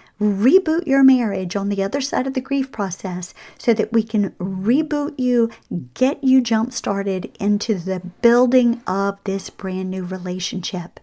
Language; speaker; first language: English; native; English